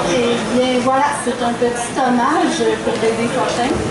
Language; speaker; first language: French; native; French